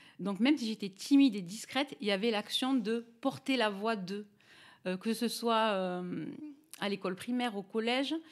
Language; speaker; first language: French; native; French